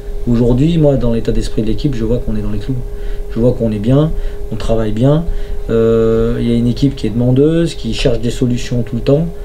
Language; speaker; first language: French; native; French